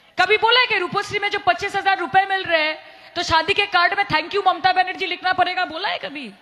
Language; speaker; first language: Hindi; non-native, local second language; Bangla